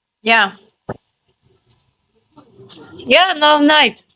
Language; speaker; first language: English; non-native, learner; Tajik